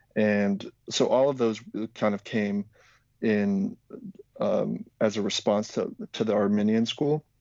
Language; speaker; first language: English; non-native, fluent; Slovak